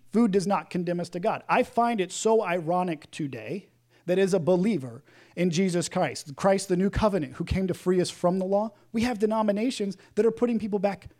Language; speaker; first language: English; native; English